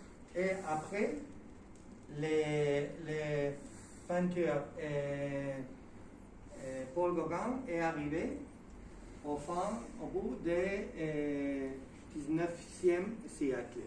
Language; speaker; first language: French; non-native, learner; Spanish